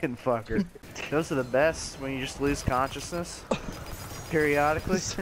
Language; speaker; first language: English; native; English